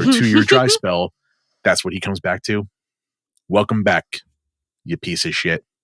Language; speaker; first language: English; native; English